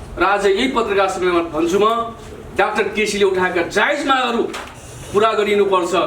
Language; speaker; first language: Nepali; non-native, local second language; Dangaura Tharu